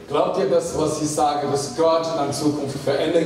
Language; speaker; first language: German; non-native, fluent; Chinese